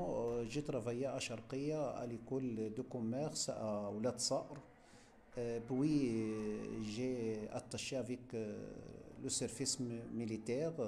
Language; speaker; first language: French; non-native, fluent; Arabic